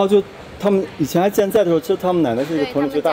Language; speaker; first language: Chinese; native; Chinese